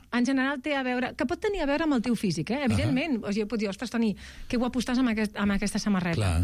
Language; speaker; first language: Catalan; non-native, local second language; Spanish